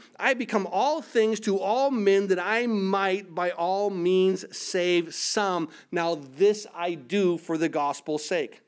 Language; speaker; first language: English; native; English